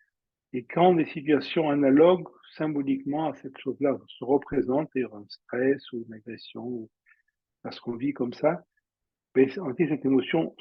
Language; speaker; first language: French; native; French